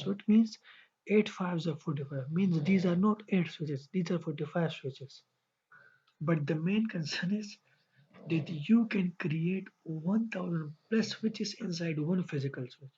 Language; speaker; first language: English; non-native, local second language; Urdu